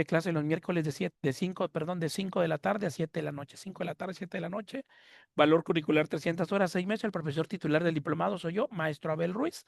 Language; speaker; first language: Spanish; native; Spanish